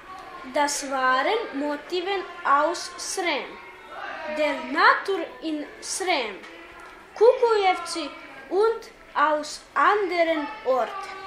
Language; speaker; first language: German; non-native, fluent; Serbian